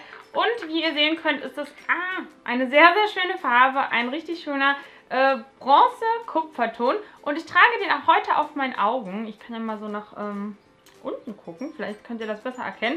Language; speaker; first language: German; native; German